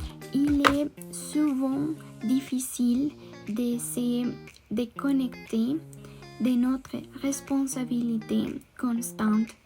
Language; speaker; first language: French; non-native, learner; Spanish